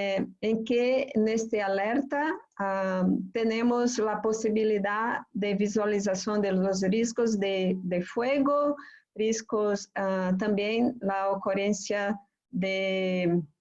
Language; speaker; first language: Spanish; non-native, fluent; Portuguese